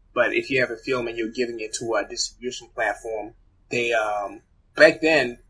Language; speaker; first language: English; early bilingual, other home language; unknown